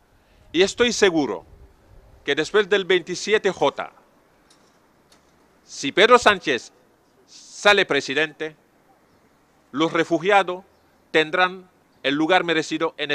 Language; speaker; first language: Spanish; non-native, fluent; Serer